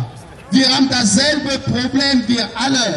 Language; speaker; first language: German; non-native, fluent; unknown